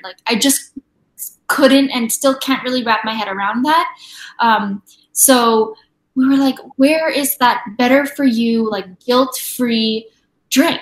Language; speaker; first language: English; non-native, local second language; Filipino